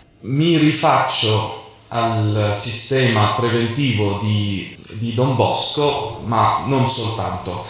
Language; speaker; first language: Italian; non-native, fluent; Arabic